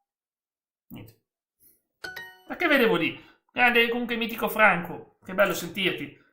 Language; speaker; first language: Italian; native; Italian